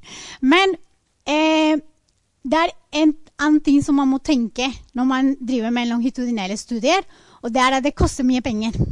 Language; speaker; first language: Norwegian; non-native, fluent; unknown